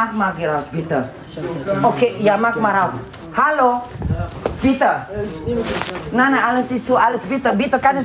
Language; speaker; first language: German; non-native, learner; Indonesian